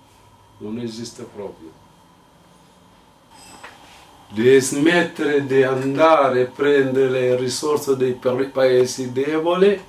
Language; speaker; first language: Italian; non-native, fluent; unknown